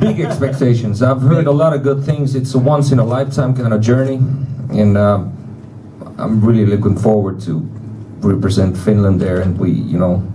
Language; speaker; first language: English; non-native, fluent; Finnish